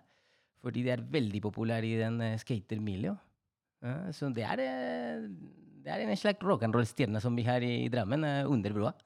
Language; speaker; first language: Norwegian; non-native, fluent; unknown